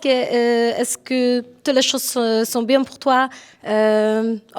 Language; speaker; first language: French; non-native, learner; Polish